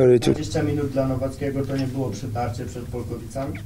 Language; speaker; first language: Polish; native; Polish